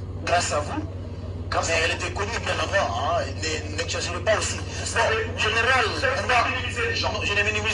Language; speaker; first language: French; native; French